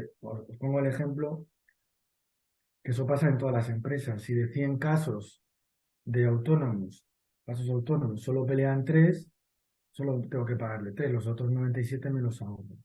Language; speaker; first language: Spanish; native; Spanish